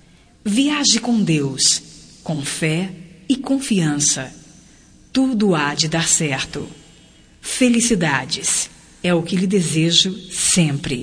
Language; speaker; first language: Portuguese; native; Portuguese